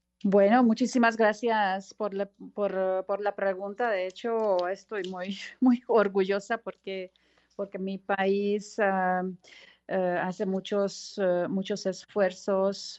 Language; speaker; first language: Spanish; non-native, fluent; Hungarian